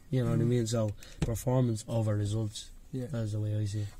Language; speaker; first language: English; native; English